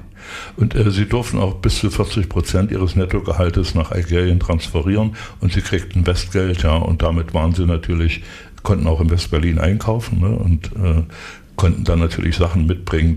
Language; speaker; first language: German; native; German